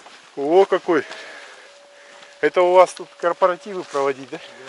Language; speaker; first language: Russian; native; Russian